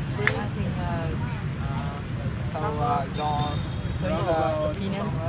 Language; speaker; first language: English; non-native, learner; Vietnamese